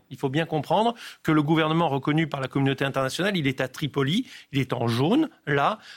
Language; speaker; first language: French; native; French